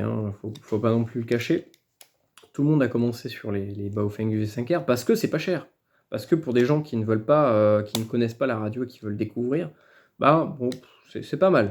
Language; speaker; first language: French; native; French